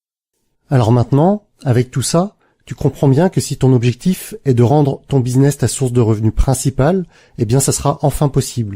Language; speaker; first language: French; native; French